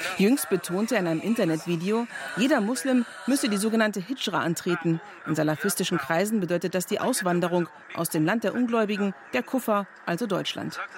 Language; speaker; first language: German; native; German